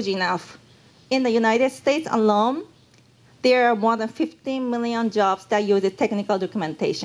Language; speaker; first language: English; non-native, fluent; Japanese